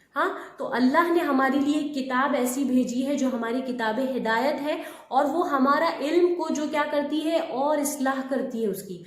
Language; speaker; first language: Urdu; native; Urdu